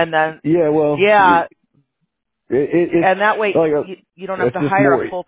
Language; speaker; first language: English; native; English